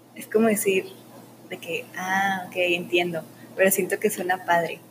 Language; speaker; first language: Spanish; native; Spanish